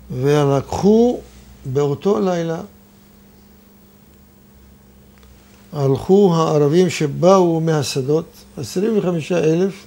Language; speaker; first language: Hebrew; non-native, fluent; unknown